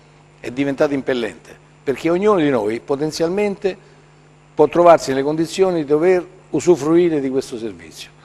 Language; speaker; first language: Italian; native; Italian